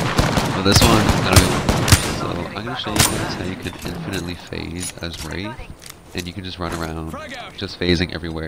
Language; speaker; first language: English; native; English